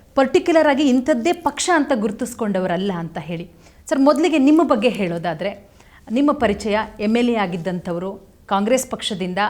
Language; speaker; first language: Kannada; native; Kannada